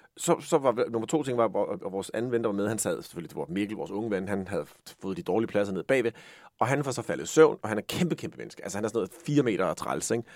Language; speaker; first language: Danish; native; Danish